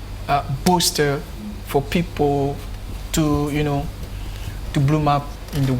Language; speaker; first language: English; non-native, fluent; French